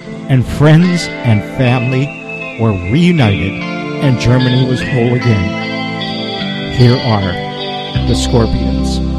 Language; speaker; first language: English; native; English